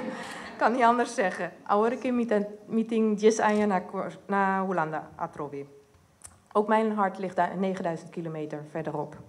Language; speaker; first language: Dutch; non-native, local second language; Papiamento